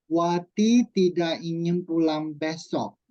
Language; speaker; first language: Indonesian; non-native, fluent; Chinese